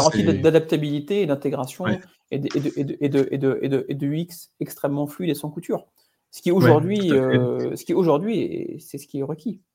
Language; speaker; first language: French; native; French